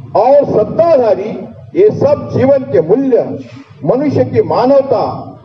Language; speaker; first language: Hindi; non-native, local second language; Marathi